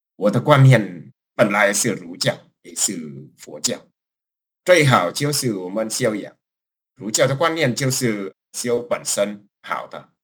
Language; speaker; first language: Chinese; non-native, fluent; Vietnamese